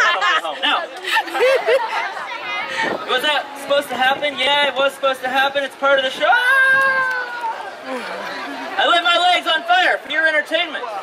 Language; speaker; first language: English; native; English